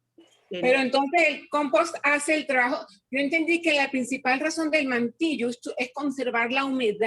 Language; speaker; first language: Spanish; native; Spanish